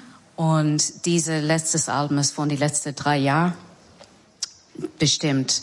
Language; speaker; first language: German; non-native, learner; English